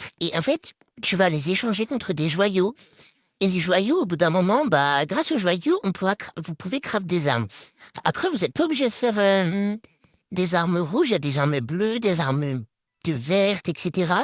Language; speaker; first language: French; native; French